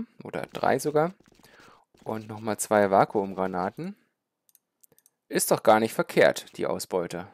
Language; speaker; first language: German; native; German